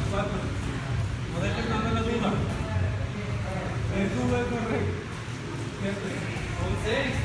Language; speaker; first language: Spanish; native; Spanish